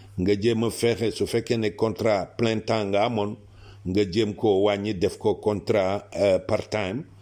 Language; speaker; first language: Wolof; non-native, local second language; Serer